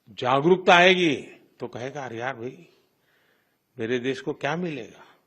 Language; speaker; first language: Hindi; non-native, local second language; Gujarati